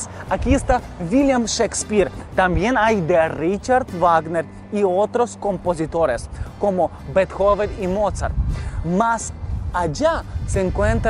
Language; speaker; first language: Spanish; non-native, fluent; Ukrainian